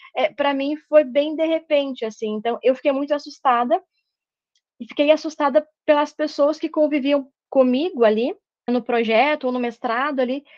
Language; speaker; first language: Portuguese; native; Portuguese